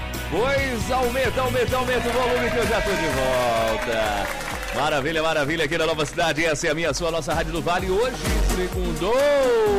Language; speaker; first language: Portuguese; native; Portuguese